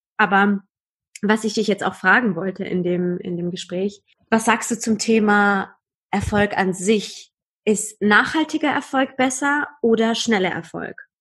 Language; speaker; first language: German; early bilingual, other home language; Persian